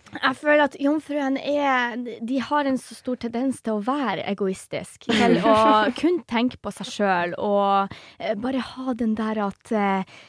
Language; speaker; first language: Norwegian; non-native, fluent; Polish